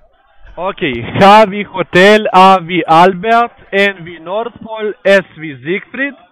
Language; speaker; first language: German; non-native, learner; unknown